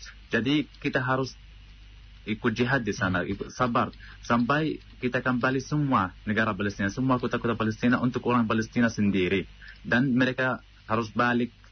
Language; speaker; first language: Indonesian; non-native, fluent; Arabic